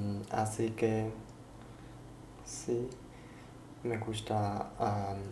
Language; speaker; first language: Spanish; non-native, learner; Chinese